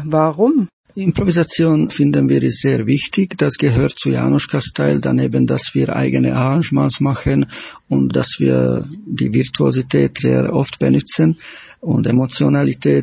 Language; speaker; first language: German; non-native, fluent; Slovak